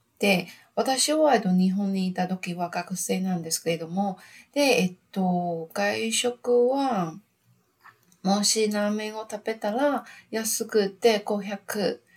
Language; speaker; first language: Japanese; non-native, learner; Chinese